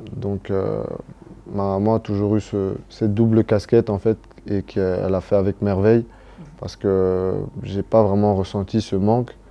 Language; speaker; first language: French; early bilingual, other home language; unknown